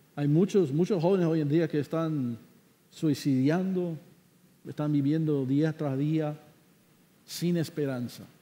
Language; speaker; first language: Spanish; non-native, fluent; English